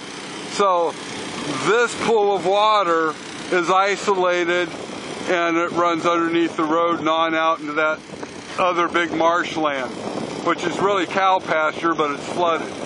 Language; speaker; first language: English; native; English